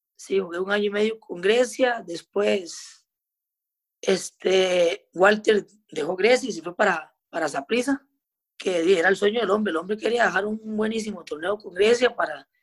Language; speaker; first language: Spanish; native; Spanish